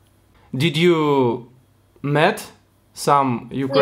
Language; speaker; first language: English; non-native, learner; Russian